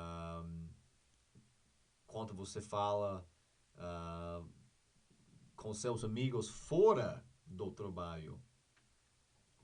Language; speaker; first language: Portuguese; non-native, fluent; English